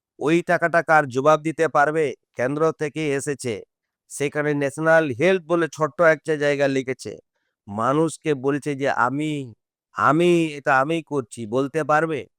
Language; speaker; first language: Bangla; non-native, local second language; Santali